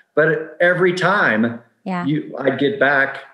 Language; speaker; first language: English; native; English